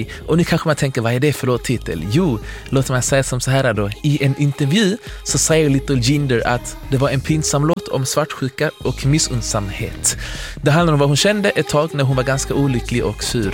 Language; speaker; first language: Swedish; native; Swedish